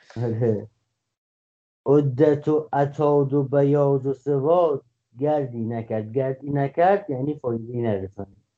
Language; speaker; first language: Persian; non-native, local second language; Kurdish